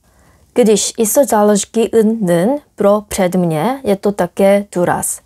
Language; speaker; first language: Czech; non-native, fluent; Korean